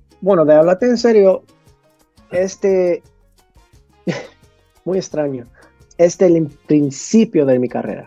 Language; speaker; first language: Spanish; early bilingual, heritage; English